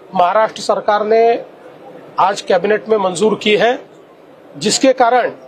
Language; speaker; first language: Hindi; non-native, local second language; Marathi